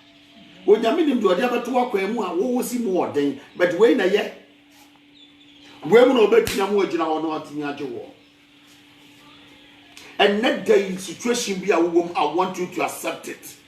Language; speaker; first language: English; non-native, local second language; Akan